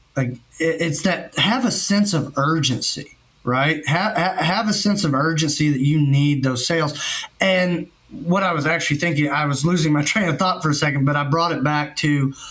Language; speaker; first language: English; native; English